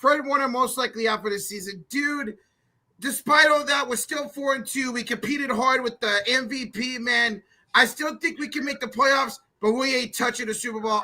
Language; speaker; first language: English; native; English